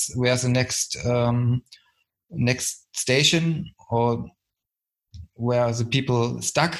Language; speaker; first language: English; non-native, fluent; German